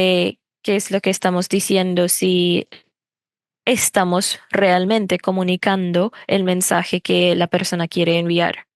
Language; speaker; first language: Spanish; non-native, fluent; English